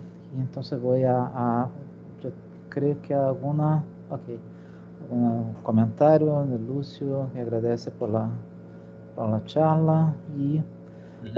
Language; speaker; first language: Spanish; non-native, fluent; Portuguese